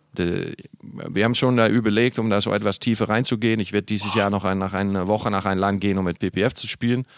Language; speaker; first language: German; non-native, fluent; Dutch